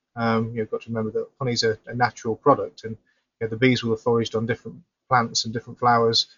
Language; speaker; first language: English; native; English